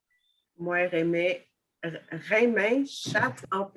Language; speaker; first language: Haitian Creole; non-native, learner; French